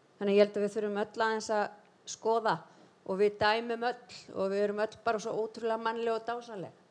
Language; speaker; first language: Icelandic; native; Icelandic